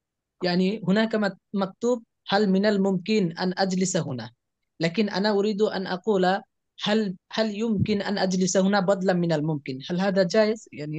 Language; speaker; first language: Arabic; non-native, learner; Bangla